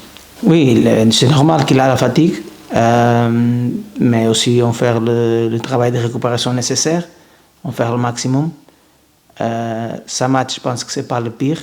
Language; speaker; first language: French; non-native, fluent; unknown